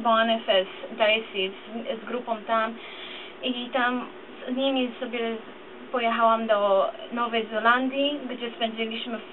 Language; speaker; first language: Polish; early bilingual, other home language; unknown